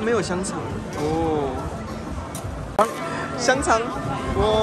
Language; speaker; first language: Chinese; non-native, learner; Korean